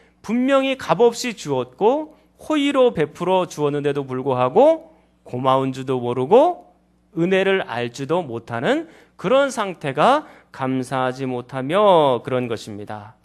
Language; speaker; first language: Korean; native; Korean